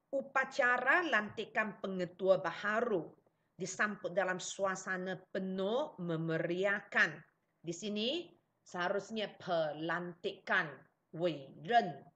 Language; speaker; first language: Malay; non-native, local second language; Chinese